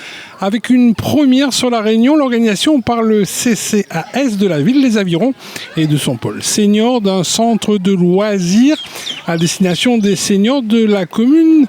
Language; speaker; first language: French; native; French